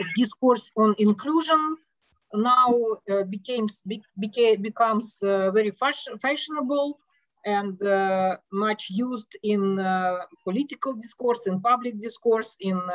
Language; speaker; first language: English; non-native, fluent; Russian